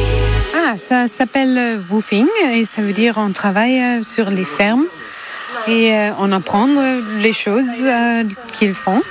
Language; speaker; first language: French; non-native, learner; German